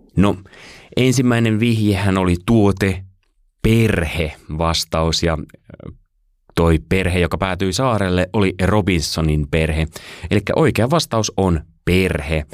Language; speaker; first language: Finnish; native; Finnish